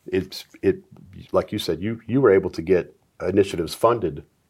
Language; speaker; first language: English; native; English